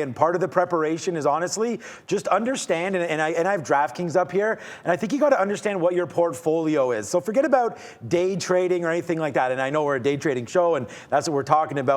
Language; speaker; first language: English; native; English